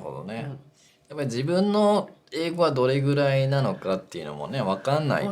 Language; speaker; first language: Japanese; native; Japanese